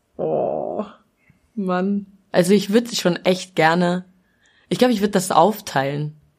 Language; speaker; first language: German; early bilingual, other home language; Albanian